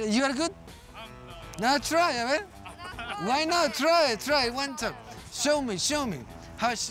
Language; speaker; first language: English; non-native, learner; Spanish